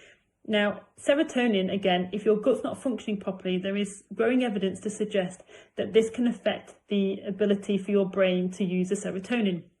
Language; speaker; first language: English; native; English